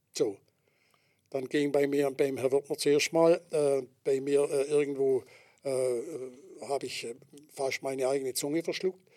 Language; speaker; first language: German; native; German